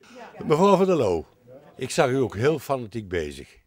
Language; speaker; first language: Dutch; native; Dutch